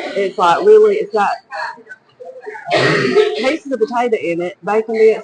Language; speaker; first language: English; native; English